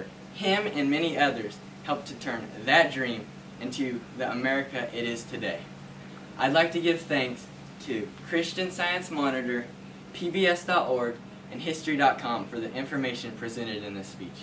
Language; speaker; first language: English; native; English